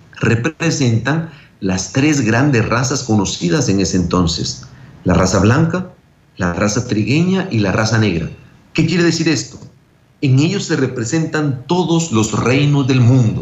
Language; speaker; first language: Spanish; native; Spanish